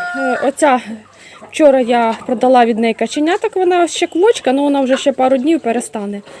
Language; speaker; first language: Ukrainian; non-native, local second language; Russian